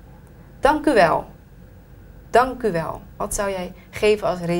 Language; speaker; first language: Dutch; native; Dutch